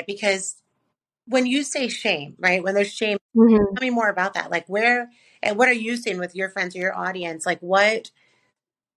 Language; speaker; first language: English; native; English